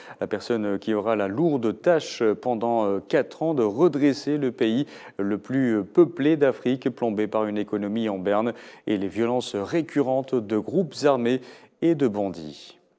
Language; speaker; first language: French; non-native, local second language; Arabic